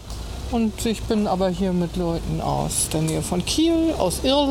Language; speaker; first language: German; native; German